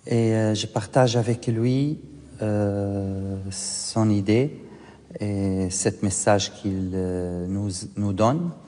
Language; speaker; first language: French; non-native, fluent; Arabic